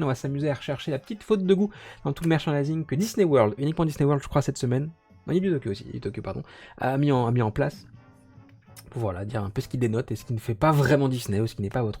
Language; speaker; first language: French; native; French